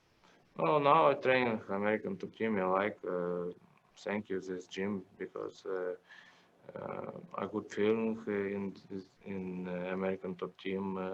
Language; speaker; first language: English; non-native, learner; Russian